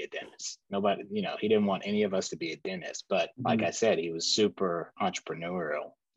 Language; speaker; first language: English; native; English